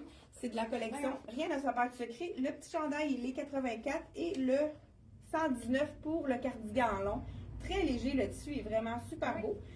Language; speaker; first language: French; native; French